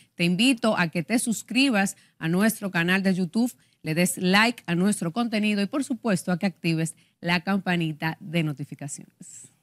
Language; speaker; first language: Spanish; native; Spanish